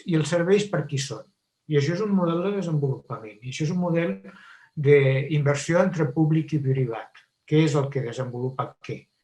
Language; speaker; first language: Catalan; native; Catalan